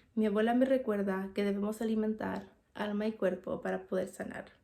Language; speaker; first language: Spanish; early bilingual, heritage; Spanish